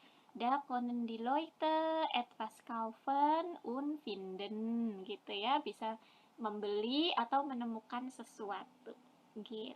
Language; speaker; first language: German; non-native, fluent; Indonesian